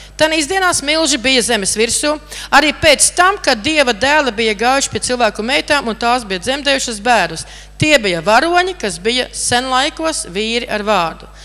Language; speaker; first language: Latvian; native; Latvian